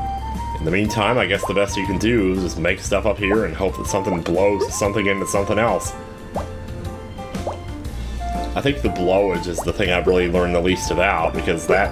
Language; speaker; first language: English; native; English